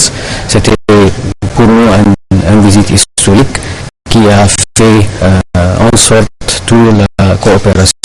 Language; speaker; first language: French; non-native, fluent; Arabic